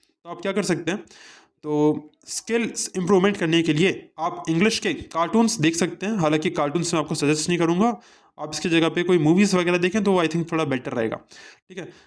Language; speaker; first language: Hindi; native; Hindi